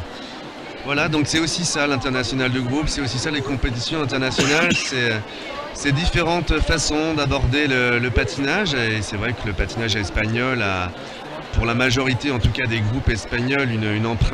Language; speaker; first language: French; native; French